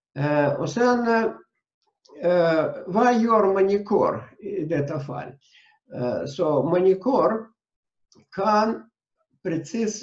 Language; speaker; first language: Swedish; non-native, fluent; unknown